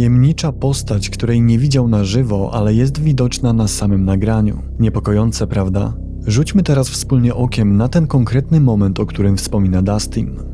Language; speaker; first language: Polish; native; Polish